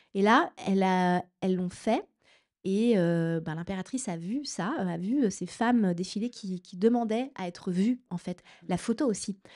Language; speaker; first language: French; native; French